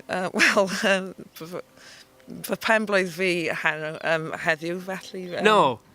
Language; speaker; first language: Welsh; non-native, local second language; English